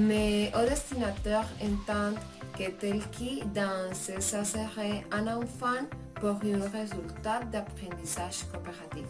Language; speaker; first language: French; non-native, learner; Spanish